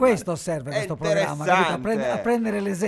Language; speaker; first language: Italian; native; Italian